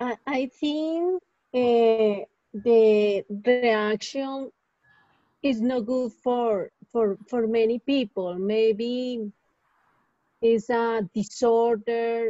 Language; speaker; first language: English; non-native, learner; Spanish